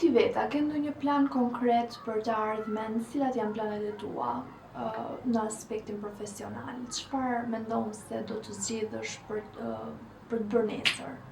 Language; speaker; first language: Albanian; native; Albanian